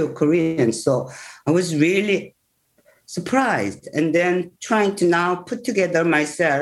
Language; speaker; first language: English; non-native, learner; Korean